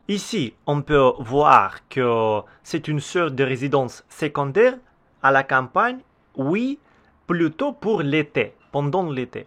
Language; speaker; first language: French; non-native, learner; Russian